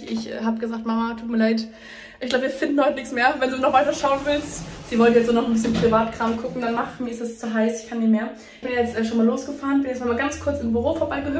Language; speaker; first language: German; native; German